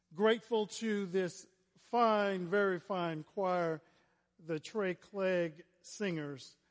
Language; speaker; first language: English; native; English